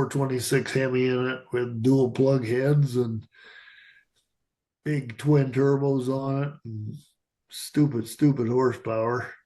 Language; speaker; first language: English; native; English